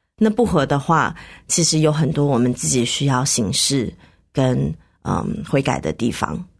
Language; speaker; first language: Chinese; native; Chinese